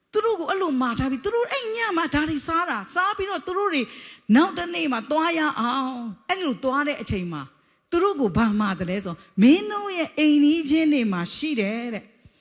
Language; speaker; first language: Burmese; non-native, local second language; Kachin